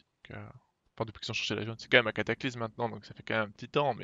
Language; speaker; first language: French; native; French